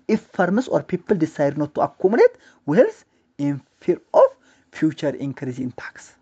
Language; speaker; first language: English; non-native, local second language; Amharic